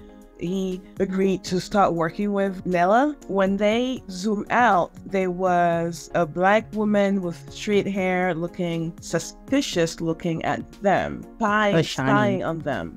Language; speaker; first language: English; native; English